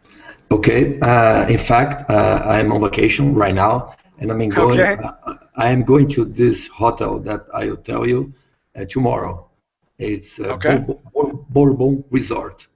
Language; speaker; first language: English; non-native, learner; Portuguese